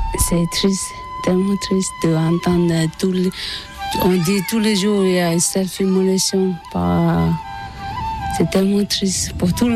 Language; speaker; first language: French; non-native, learner; Tibetan